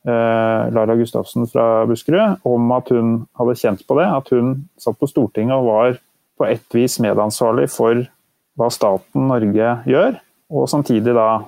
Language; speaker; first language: Norwegian; native; Norwegian